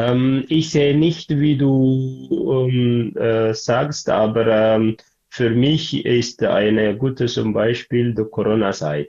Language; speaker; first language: German; non-native, learner; Tigrinya